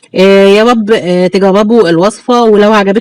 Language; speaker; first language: Arabic; native; Arabic